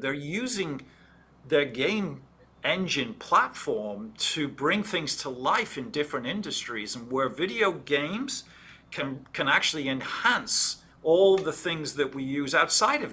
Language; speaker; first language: English; native; English